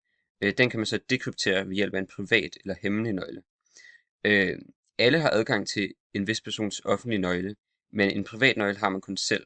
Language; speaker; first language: Danish; native; Danish